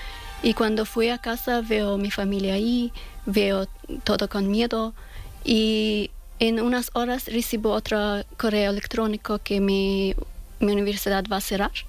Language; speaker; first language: Spanish; non-native, learner; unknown